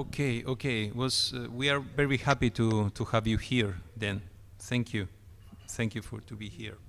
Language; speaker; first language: English; non-native, fluent; Spanish